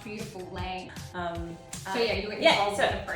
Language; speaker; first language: English; native; English